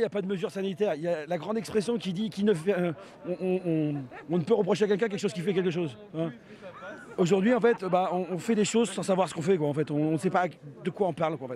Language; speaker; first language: French; native; French